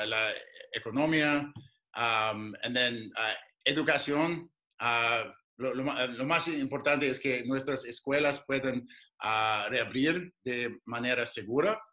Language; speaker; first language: Spanish; non-native, fluent; English